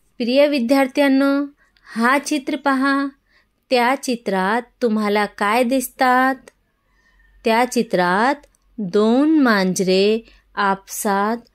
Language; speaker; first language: Marathi; non-native, local second language; Urdu